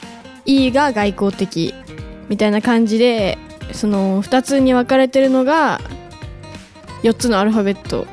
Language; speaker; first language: Japanese; native; Japanese